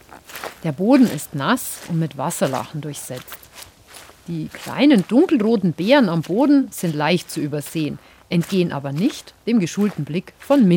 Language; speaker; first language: German; native; German